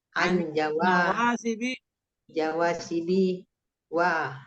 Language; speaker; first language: Arabic; non-native, learner; Indonesian